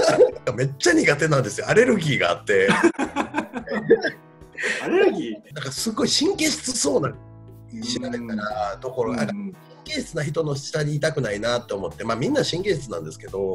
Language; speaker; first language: Japanese; native; Japanese